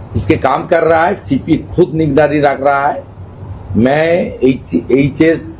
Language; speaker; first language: Hindi; non-native, local second language; Bangla